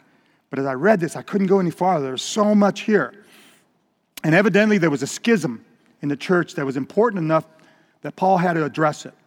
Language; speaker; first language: English; native; English